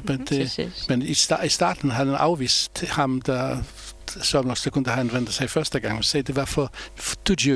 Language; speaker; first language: Danish; non-native, fluent; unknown